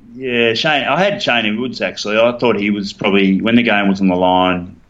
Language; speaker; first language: English; native; English